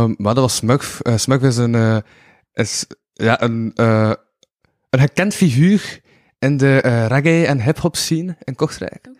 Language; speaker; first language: Dutch; native; Dutch